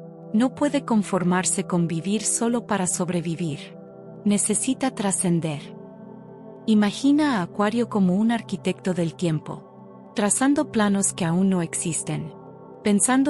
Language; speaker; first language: Spanish; native; Spanish